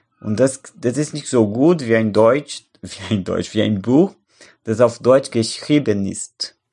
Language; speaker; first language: German; non-native, learner; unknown